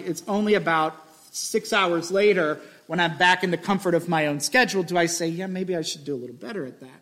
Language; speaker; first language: English; native; English